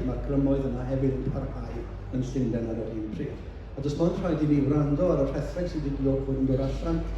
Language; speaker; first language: Welsh; native; Welsh